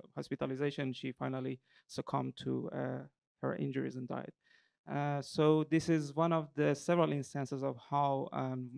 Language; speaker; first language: English; non-native, fluent; Persian